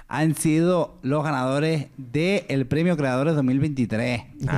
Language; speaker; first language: Spanish; native; Spanish